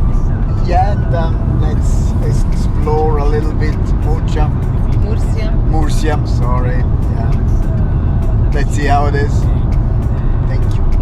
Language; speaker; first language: English; non-native, learner; Italian